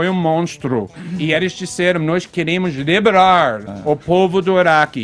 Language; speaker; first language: Portuguese; non-native, fluent; English